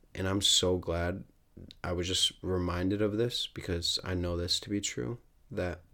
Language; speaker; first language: English; native; English